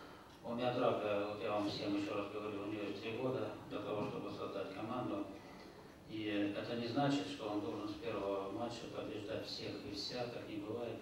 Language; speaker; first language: Russian; native; Russian